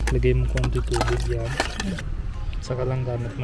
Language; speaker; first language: Filipino; non-native, learner; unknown